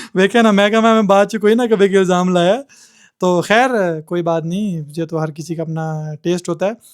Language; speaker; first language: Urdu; native; Urdu